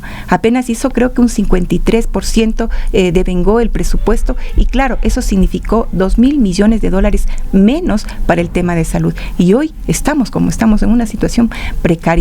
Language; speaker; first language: Spanish; native; Spanish